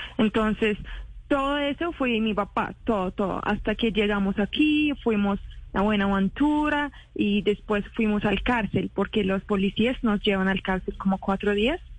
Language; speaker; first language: Spanish; non-native, learner; Arabic